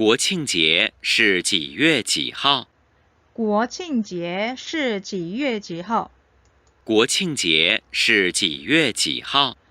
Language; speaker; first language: Chinese; non-native, fluent; Korean